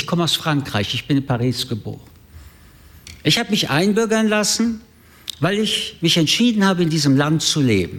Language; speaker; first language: German; early bilingual, other home language; French